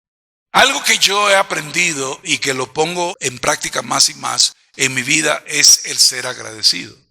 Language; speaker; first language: Spanish; native; Spanish